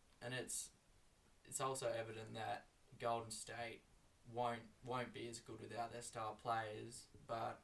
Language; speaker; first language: English; native; English